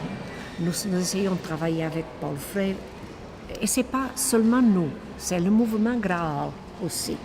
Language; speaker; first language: French; non-native, fluent; Portuguese